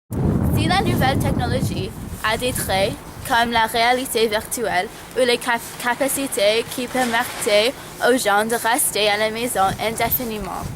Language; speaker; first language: French; non-native, learner; English